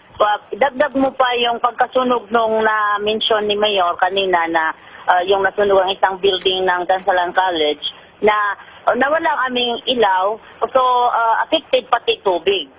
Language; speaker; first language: Filipino; non-native, local second language; Maranao